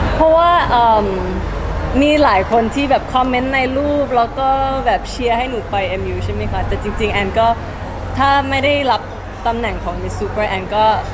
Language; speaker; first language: Thai; early bilingual, heritage; Thai